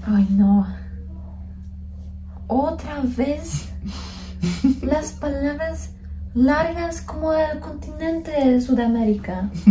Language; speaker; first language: Spanish; non-native, fluent; Polish